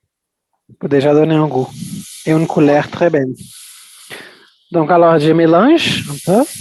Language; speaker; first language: French; non-native, fluent; Portuguese